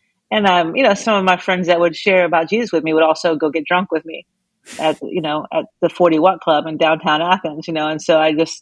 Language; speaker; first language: English; native; English